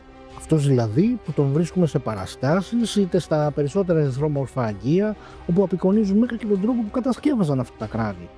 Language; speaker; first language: Greek; native; Greek